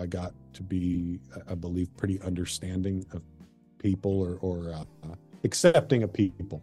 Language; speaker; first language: English; native; English